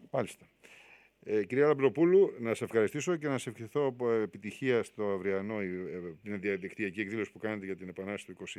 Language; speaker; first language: Greek; native; Greek